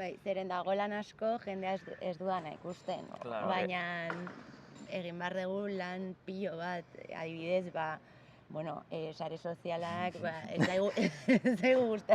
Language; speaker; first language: Basque; non-native, local second language; Spanish